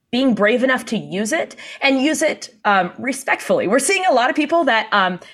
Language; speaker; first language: English; native; English